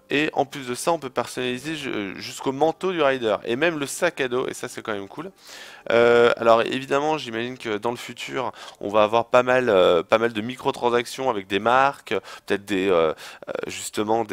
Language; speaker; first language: French; native; French